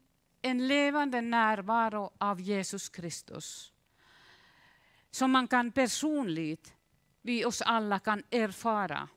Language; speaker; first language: Swedish; non-native, fluent; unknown